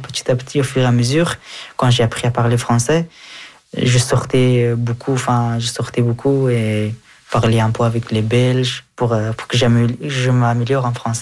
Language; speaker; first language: French; non-native, fluent; Persian